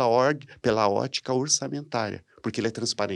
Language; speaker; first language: Portuguese; native; Portuguese